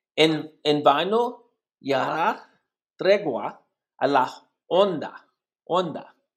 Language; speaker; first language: Spanish; non-native, learner; English